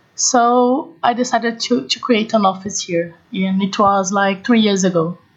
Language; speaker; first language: English; non-native, fluent; Portuguese